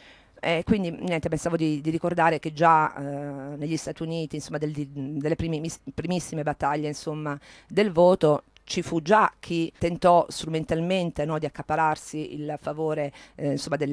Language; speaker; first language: Italian; native; Italian